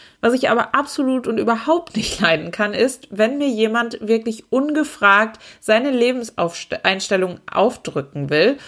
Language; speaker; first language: German; native; German